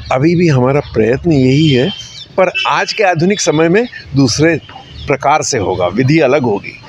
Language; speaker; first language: Hindi; native; Hindi